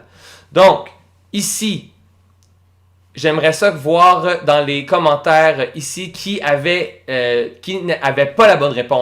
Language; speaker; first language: French; native; French